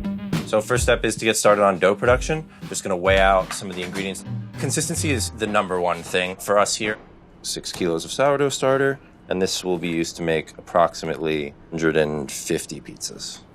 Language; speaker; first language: English; native; English